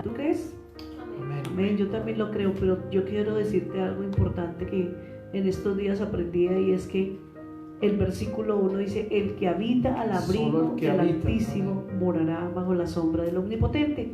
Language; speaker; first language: Spanish; native; Spanish